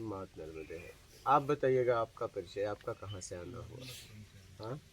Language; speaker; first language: Hindi; native; Hindi